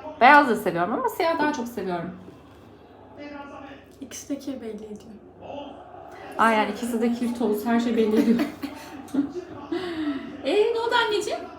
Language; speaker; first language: Turkish; native; Turkish